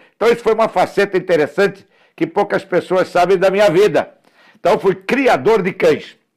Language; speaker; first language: Portuguese; early bilingual, other home language; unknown